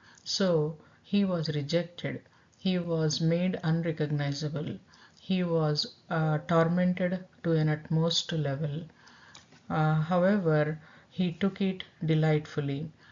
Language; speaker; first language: English; non-native, local second language; Telugu